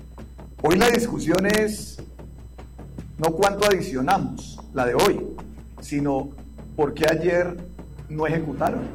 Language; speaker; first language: Spanish; native; Spanish